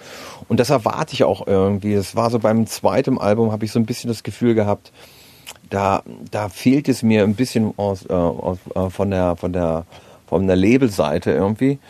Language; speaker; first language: German; native; German